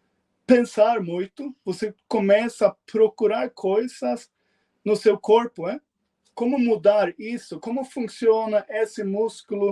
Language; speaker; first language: Portuguese; non-native, fluent; Swedish